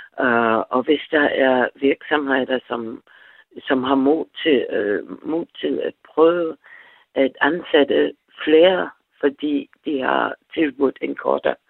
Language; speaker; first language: Danish; non-native, fluent; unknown